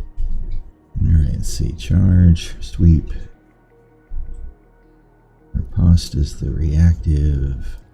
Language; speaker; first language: English; native; English